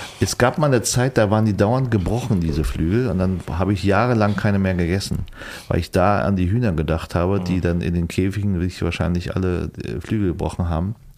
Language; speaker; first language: German; early bilingual, other home language; Vietnamese